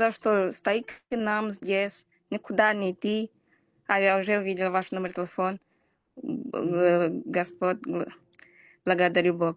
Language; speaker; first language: Russian; non-native, learner; Portuguese